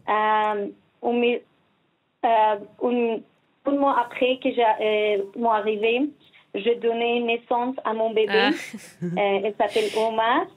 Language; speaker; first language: French; non-native, learner; Persian